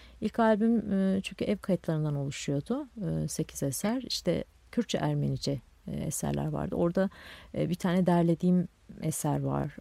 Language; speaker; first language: Turkish; non-native, local second language; Kurdish